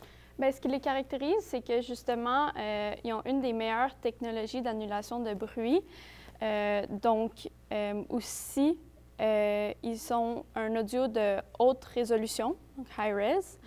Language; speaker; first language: French; native; French